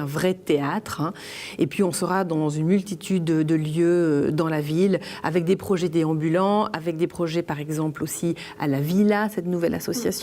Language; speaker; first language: French; native; French